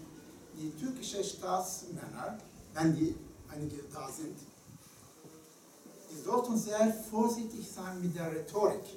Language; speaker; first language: German; non-native, fluent; Turkish